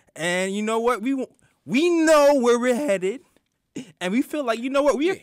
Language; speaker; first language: English; native; English